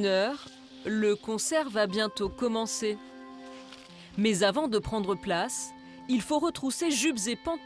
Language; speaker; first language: French; native; French